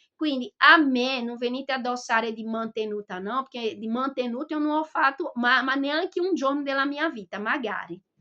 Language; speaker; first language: Italian; non-native, fluent; Portuguese